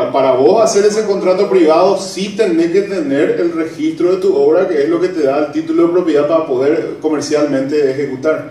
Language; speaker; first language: Spanish; native; Spanish